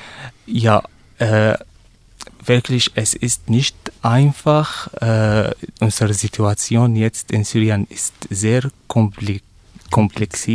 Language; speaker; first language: German; non-native, learner; Arabic